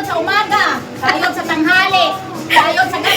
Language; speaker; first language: Filipino; non-native, local second language; Waray